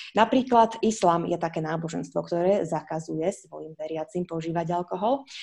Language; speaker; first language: Slovak; native; Slovak